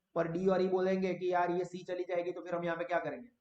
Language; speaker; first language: Hindi; non-native, local second language; Gujarati